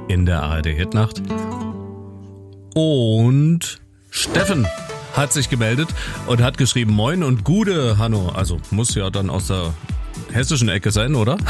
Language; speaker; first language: German; native; German